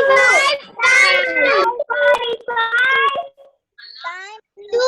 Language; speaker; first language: English; non-native, learner; Spanish